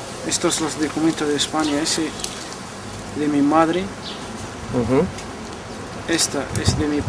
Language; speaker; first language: Spanish; non-native, fluent; Arabic